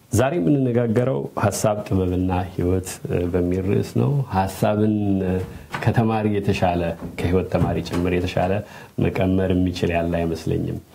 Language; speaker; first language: Amharic; native; Amharic